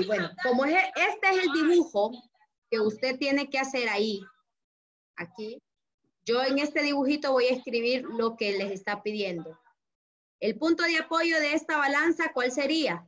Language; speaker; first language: Spanish; native; Spanish